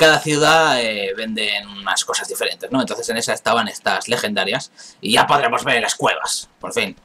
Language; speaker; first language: Spanish; native; Spanish